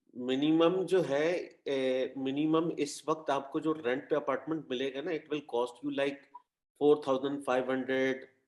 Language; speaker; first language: Urdu; native; Urdu